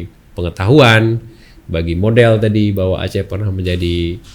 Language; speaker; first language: Indonesian; native; Indonesian